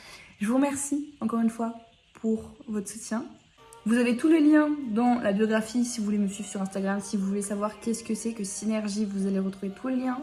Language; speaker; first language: French; native; French